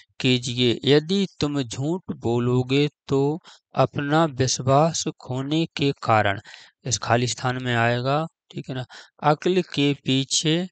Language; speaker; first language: Hindi; native; Hindi